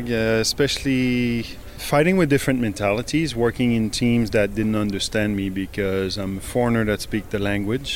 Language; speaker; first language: English; native; English